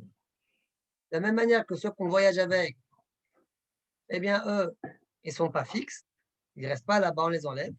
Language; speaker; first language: French; native; French